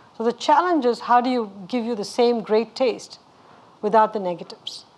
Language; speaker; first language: English; non-native, local second language; Tamil